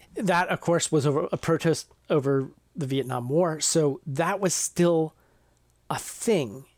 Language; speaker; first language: English; native; English